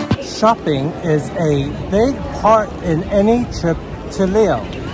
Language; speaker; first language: English; native; English